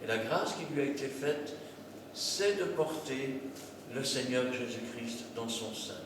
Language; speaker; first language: French; native; French